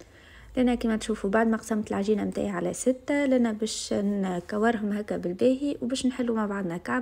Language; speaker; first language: Arabic; native; Arabic